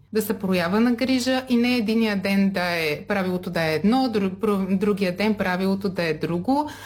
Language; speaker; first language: Bulgarian; native; Bulgarian